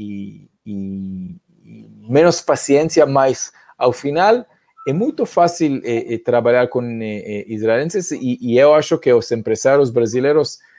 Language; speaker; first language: Portuguese; non-native, fluent; Hebrew